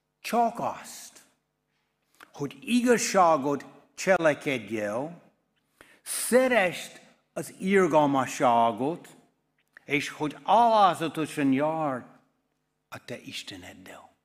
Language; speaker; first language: Hungarian; non-native, fluent; English